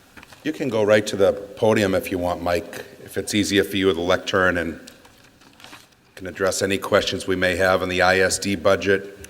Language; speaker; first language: English; native; English